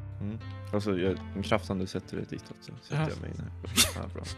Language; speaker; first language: Swedish; native; Swedish